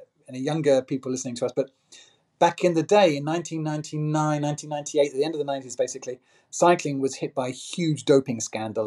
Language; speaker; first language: English; native; English